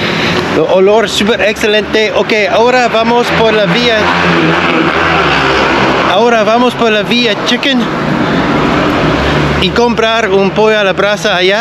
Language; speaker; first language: Spanish; non-native, learner; English